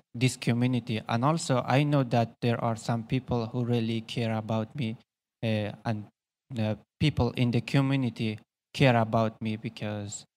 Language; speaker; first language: English; non-native, learner; Persian